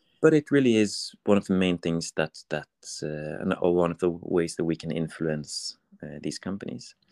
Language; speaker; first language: English; non-native, fluent; Norwegian